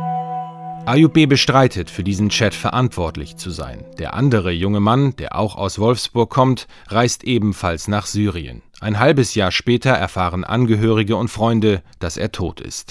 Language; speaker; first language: German; native; German